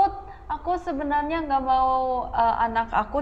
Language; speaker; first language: Indonesian; early bilingual, other home language; Korean